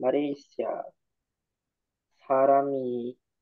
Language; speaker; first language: Korean; non-native, learner; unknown